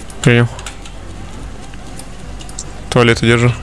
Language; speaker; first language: Russian; native; Russian